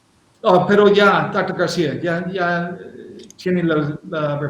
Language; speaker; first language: Spanish; non-native, learner; English